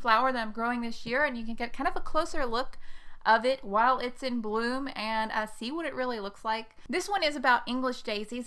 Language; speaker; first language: English; native; English